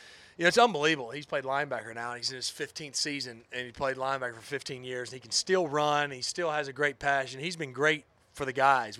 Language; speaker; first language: English; native; English